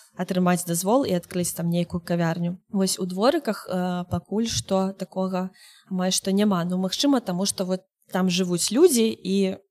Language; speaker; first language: Belarusian; non-native, local second language; Russian